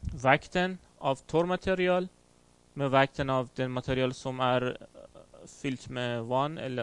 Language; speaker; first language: Swedish; non-native, fluent; Persian